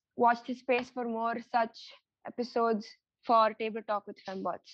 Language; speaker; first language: English; non-native, local second language; Tamil